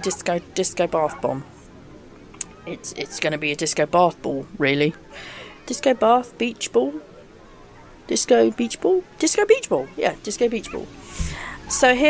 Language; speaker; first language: English; native; English